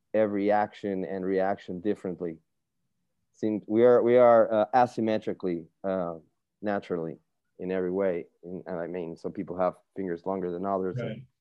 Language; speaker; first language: English; non-native, fluent; Spanish